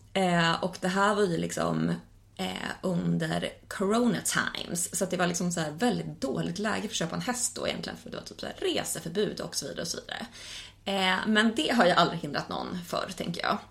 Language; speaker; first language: Swedish; native; Swedish